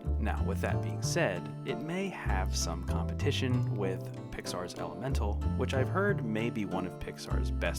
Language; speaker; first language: English; native; English